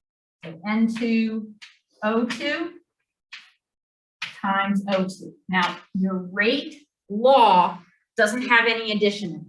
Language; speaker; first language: English; native; English